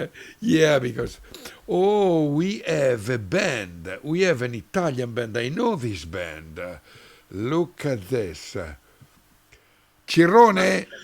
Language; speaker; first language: English; non-native, learner; Italian